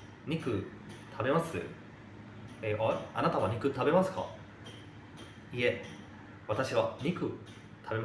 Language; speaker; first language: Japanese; non-native, fluent; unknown